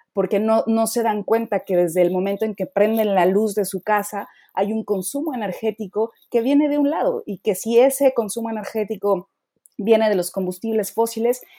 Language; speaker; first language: Spanish; native; Spanish